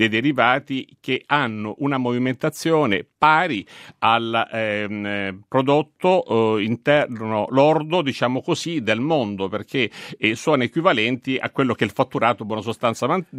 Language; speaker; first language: Italian; native; Italian